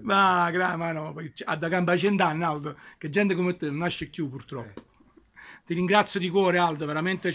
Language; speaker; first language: Italian; native; Italian